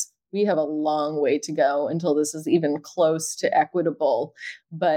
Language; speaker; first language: English; native; English